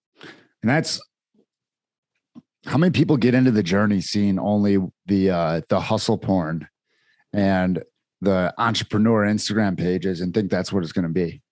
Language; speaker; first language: English; native; English